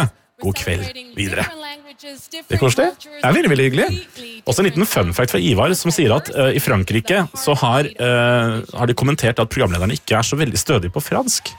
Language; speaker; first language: Norwegian; native; Norwegian